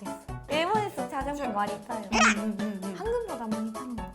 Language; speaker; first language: Korean; non-native, learner; Japanese